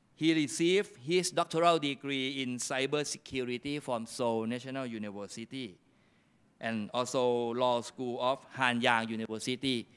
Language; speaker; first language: English; non-native, fluent; Thai